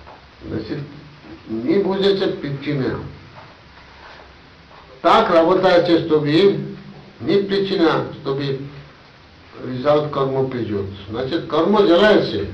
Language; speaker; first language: Russian; non-native, learner; Bangla